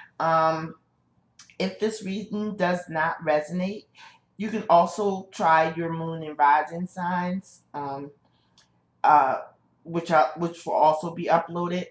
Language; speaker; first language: English; native; English